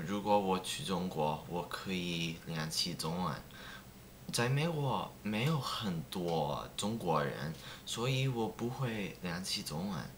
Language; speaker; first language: Chinese; non-native, learner; English